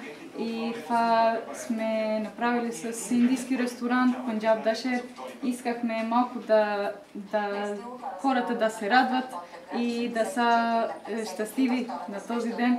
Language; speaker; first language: Bulgarian; non-native, fluent; Albanian